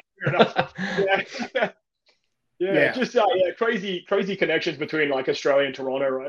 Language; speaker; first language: English; native; English